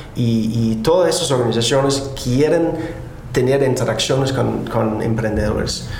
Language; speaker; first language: Spanish; non-native, fluent; Danish